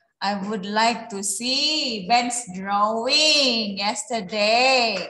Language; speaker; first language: English; non-native, fluent; Indonesian